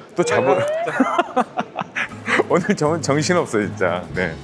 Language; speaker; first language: Korean; native; Korean